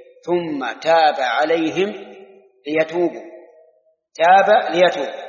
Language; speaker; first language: Arabic; native; Arabic